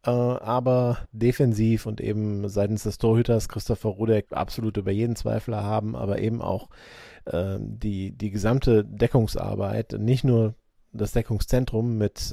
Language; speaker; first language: German; native; German